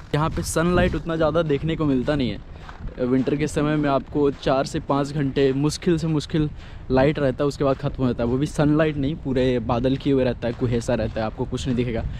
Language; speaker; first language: Hindi; native; Hindi